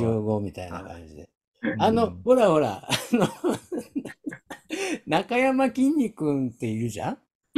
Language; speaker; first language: Japanese; native; Japanese